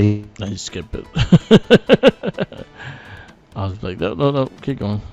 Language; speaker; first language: English; native; English